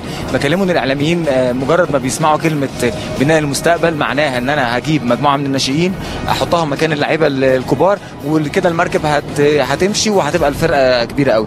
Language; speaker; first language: Arabic; native; Arabic